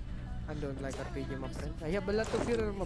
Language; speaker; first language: English; non-native, learner; Filipino